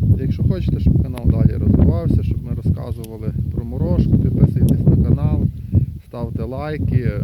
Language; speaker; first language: Ukrainian; native; Ukrainian